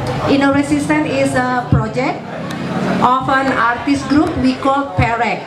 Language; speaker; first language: English; non-native, learner; Indonesian